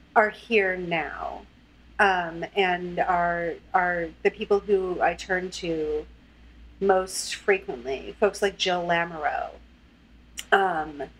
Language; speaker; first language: English; native; English